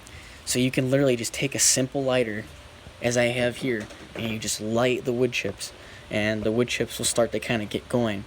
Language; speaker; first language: English; native; English